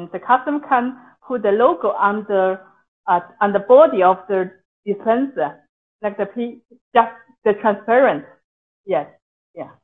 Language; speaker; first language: English; non-native, local second language; Chinese